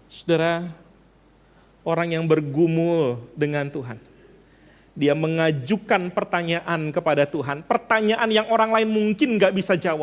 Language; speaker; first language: Indonesian; native; Indonesian